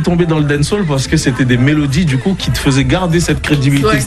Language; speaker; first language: French; early bilingual, other home language; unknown